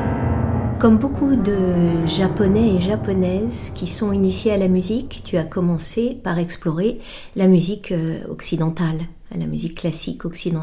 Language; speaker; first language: French; native; French